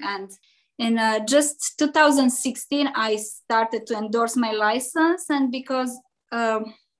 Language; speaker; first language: English; non-native, learner; Romanian